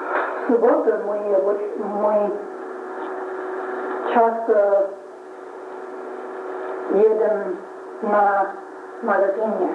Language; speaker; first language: Russian; non-native, learner; English